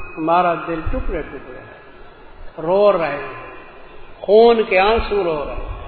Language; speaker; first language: Urdu; non-native, local second language; Saraiki